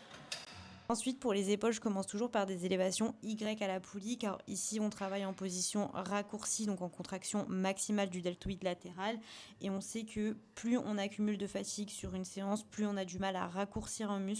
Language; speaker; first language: French; native; French